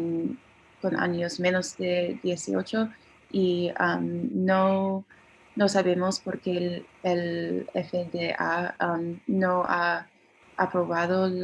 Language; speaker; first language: Spanish; non-native, learner; English